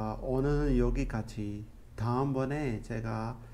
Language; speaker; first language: Korean; non-native, learner; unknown